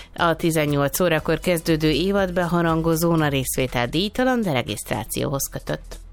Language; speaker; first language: Hungarian; native; Hungarian